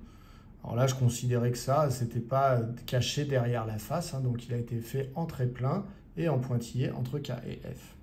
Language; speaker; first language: French; native; French